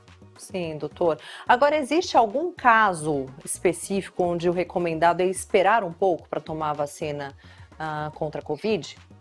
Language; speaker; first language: Portuguese; native; Portuguese